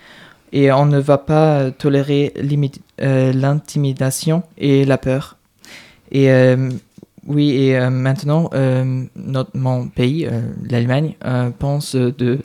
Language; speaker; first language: French; non-native, fluent; German